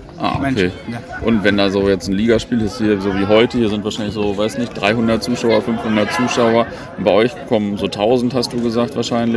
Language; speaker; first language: German; native; German